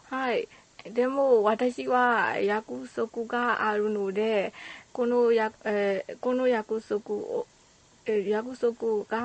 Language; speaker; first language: Japanese; non-native, learner; Burmese